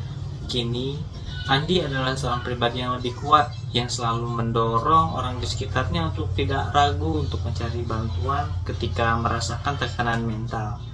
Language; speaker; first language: Indonesian; native; Indonesian